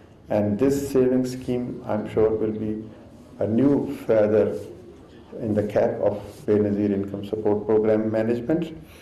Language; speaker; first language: English; non-native, local second language; Urdu